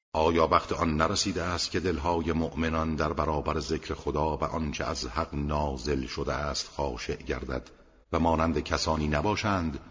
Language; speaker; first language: Persian; native; Persian